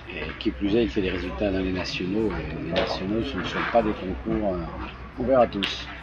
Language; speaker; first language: French; native; French